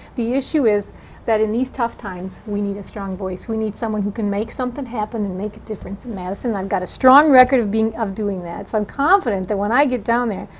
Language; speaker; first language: English; native; English